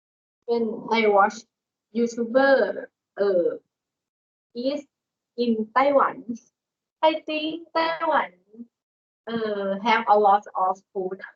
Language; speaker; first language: English; non-native, learner; Thai